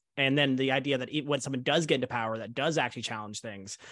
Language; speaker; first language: English; native; English